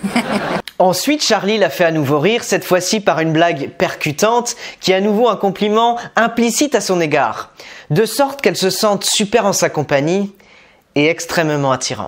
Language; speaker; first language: French; native; French